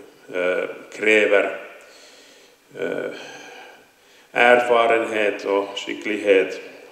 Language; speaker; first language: Swedish; non-native, local second language; Finnish